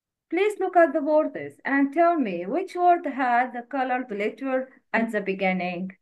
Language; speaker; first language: English; non-native, learner; Arabic